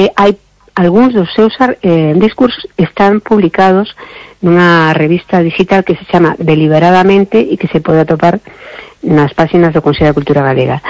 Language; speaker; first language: Galician; non-native, local second language; Spanish